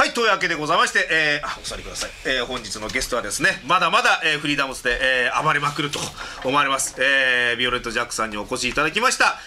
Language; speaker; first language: Japanese; native; Japanese